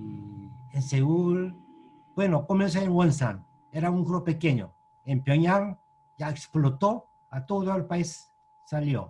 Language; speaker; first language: Spanish; non-native, learner; Korean